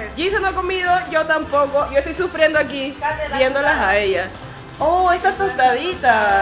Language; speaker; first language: Spanish; native; Spanish